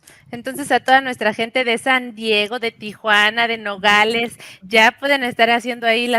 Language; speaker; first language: Spanish; native; Spanish